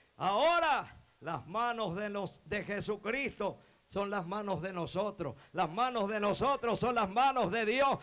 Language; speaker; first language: Spanish; native; Spanish